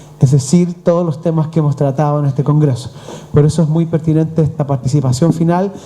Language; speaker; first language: Spanish; native; Spanish